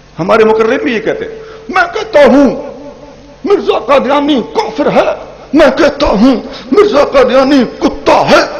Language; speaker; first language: Urdu; non-native, local second language; Punjabi